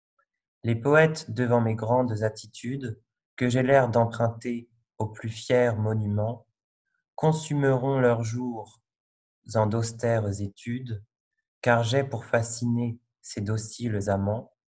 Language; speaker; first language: French; native; French